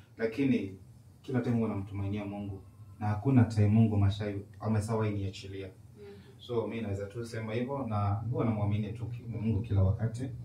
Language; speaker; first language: Swahili; non-native, local second language; Kikuyu